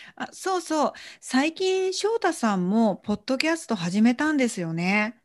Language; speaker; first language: Japanese; native; Japanese